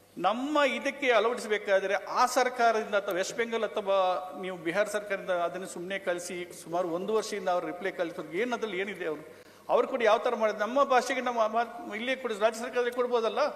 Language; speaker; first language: Kannada; non-native, local second language; Tulu